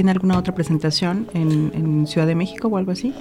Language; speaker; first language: Spanish; native; Spanish